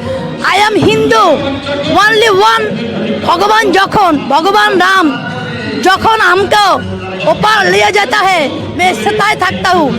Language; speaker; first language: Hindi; non-native, learner; Bangla